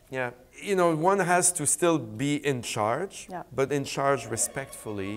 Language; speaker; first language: English; native; English